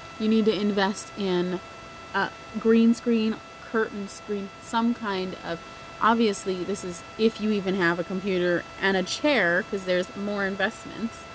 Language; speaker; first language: English; native; English